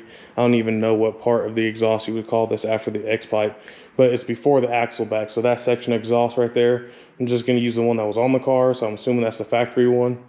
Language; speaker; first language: English; native; English